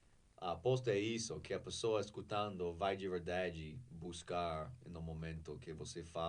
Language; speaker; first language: Portuguese; non-native, fluent; English